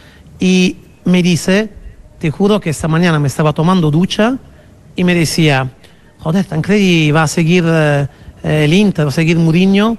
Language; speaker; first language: Spanish; non-native, fluent; Italian